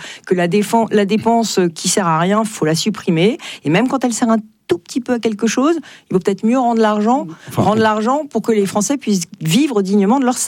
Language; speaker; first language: French; native; French